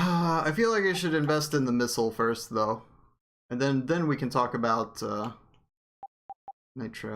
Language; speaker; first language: English; native; English